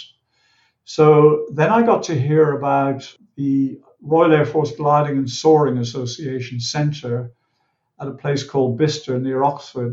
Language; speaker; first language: English; native; English